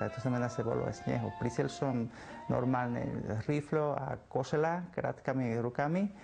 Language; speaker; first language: Slovak; non-native, fluent; Spanish